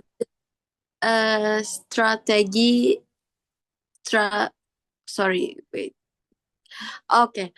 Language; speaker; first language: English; non-native, learner; Indonesian